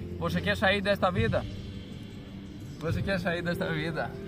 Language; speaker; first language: Portuguese; non-native, fluent; Greek